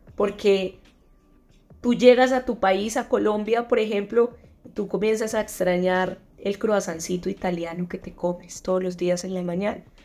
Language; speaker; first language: Spanish; native; Spanish